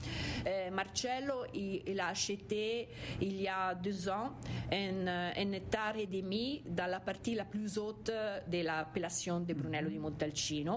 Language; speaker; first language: French; non-native, fluent; Italian